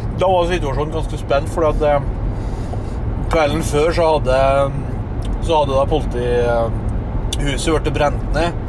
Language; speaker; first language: Norwegian; native; Norwegian